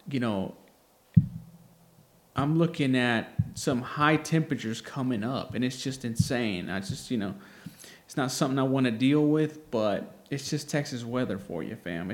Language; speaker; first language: English; early bilingual, other home language; Spanish